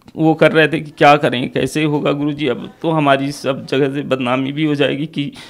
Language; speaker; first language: Hindi; native; Hindi